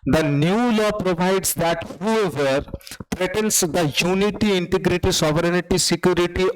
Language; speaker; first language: English; non-native, local second language; Bangla